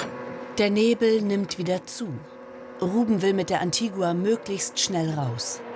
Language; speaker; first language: German; native; German